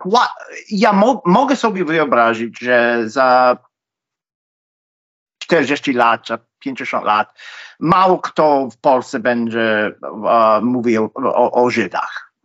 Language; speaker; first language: Polish; non-native, fluent; English